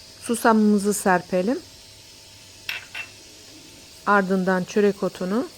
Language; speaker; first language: Turkish; native; Turkish